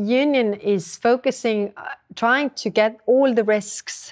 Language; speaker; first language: English; non-native, fluent; Estonian